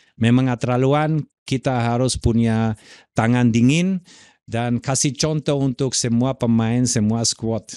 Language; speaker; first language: Indonesian; non-native, fluent; German